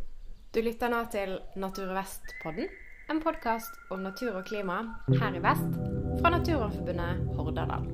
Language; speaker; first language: Norwegian; native; Norwegian